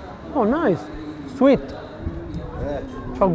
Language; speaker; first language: Turkish; non-native, learner; Italian